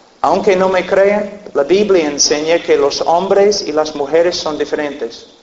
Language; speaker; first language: Spanish; non-native, fluent; English